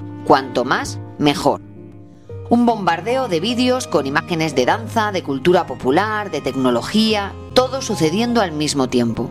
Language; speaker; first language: Spanish; native; Spanish